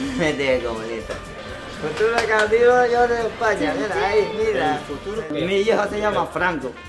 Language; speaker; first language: Spanish; non-native, learner; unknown